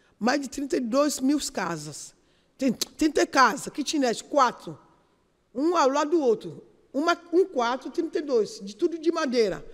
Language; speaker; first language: Portuguese; non-native, learner; Yoruba